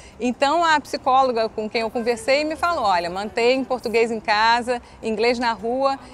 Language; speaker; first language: Portuguese; native; Portuguese